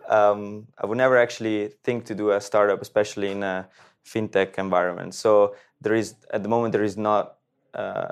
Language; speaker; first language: English; non-native, fluent; Italian